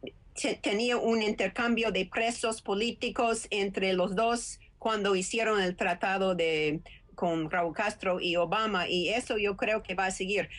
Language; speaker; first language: Spanish; non-native, fluent; English